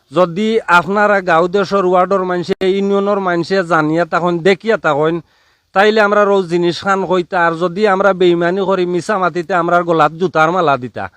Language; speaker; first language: Bangla; native; Bangla